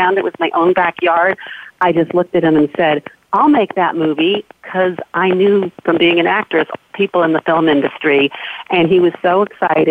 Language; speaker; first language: English; native; English